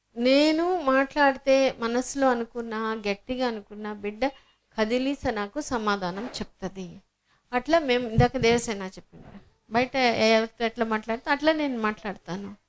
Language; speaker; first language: Telugu; native; Telugu